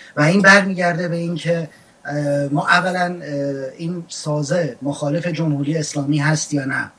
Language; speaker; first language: Persian; non-native, local second language; Central Kurdish